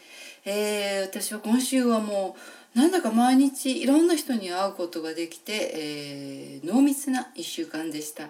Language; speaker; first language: Japanese; native; Japanese